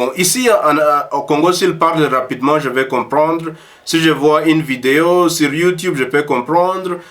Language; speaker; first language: French; early bilingual, heritage; French